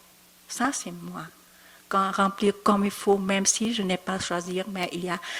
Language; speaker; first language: French; non-native, learner; Vietnamese